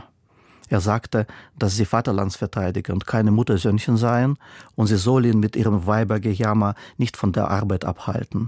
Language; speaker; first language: German; non-native, fluent; Russian